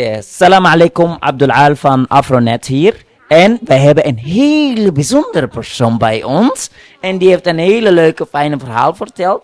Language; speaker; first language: Dutch; non-native, fluent; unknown